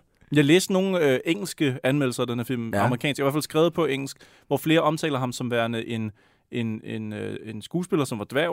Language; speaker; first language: Danish; native; Danish